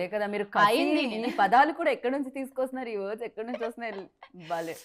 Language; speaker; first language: Telugu; native; Telugu